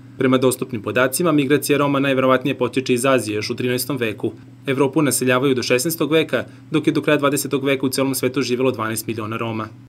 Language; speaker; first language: Serbian; native; Serbian